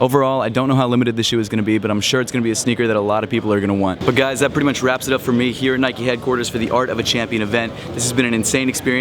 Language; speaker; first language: English; native; English